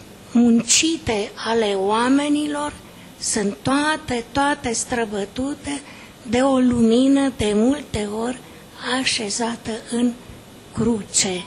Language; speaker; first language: Romanian; native; Romanian